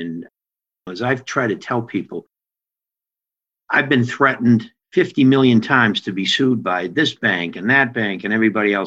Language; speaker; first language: English; native; English